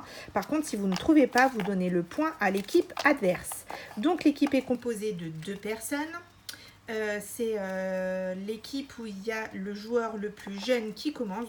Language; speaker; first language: French; native; French